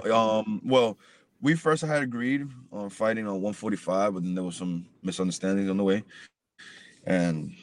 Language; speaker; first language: English; early bilingual, other home language; Spanish